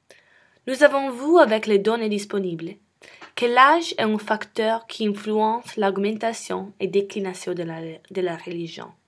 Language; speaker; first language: French; non-native, learner; English